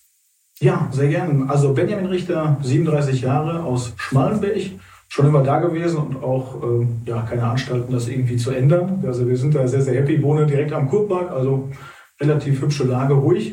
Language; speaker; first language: German; native; German